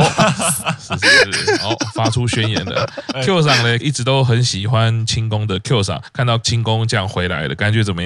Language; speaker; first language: Chinese; native; Chinese